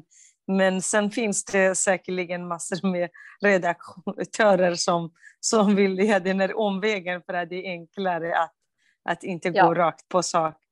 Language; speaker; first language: Swedish; non-native, fluent; Kurdish